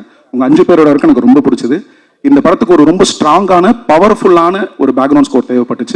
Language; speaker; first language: Tamil; native; Tamil